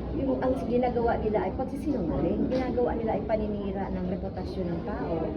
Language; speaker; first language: Filipino; native; Filipino